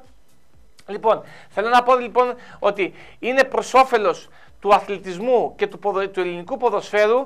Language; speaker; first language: Greek; native; Greek